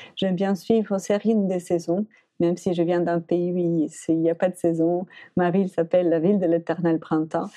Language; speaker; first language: French; non-native, fluent; Spanish